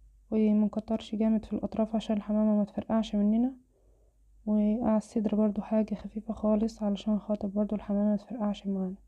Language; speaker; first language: Arabic; native; Arabic